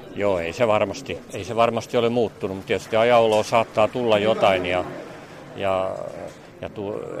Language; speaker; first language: Finnish; native; Finnish